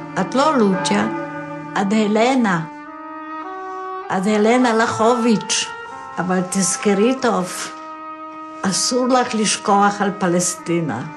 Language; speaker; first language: Hebrew; non-native, fluent; Polish